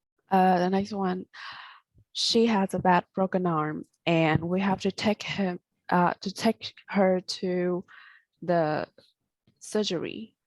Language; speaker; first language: English; non-native, learner; Vietnamese